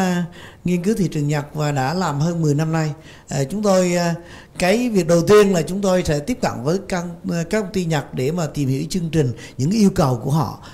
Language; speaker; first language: Vietnamese; native; Vietnamese